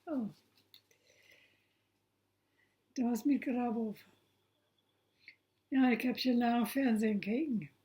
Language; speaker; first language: German; non-native, local second language; Low German